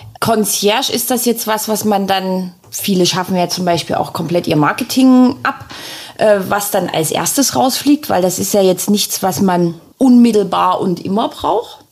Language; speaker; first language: German; native; German